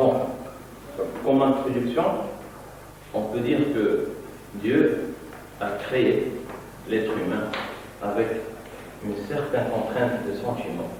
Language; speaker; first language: French; non-native, local second language; Arabic